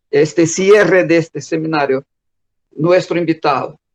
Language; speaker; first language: Spanish; non-native, fluent; Portuguese